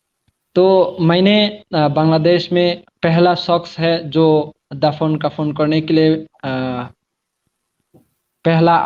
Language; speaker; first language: Hindi; non-native, learner; Bangla